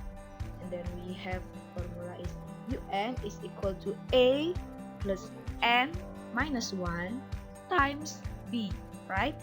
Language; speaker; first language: English; non-native, learner; Indonesian